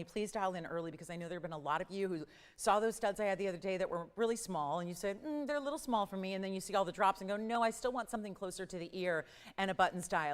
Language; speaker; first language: English; native; English